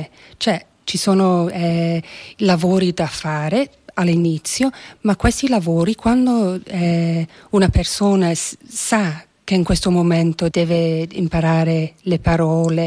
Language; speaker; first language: Italian; non-native, fluent; English